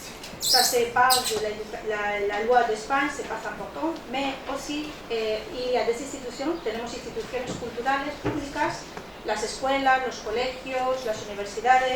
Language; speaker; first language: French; non-native, learner; Spanish